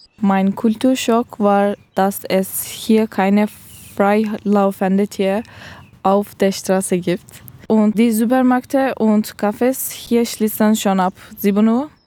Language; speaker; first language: German; non-native, learner; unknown